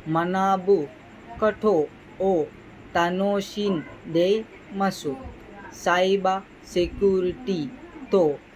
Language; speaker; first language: Japanese; non-native, learner; Telugu